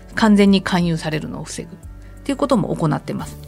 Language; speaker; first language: Japanese; native; Japanese